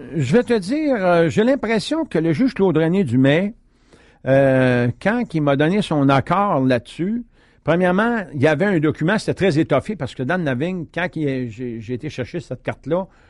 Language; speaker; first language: French; native; French